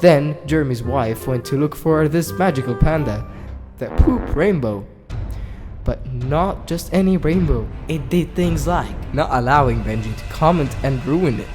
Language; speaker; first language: English; native; English